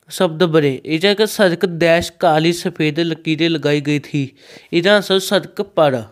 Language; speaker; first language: Hindi; non-native, local second language; Punjabi